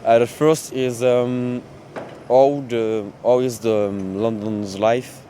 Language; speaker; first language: English; non-native, learner; French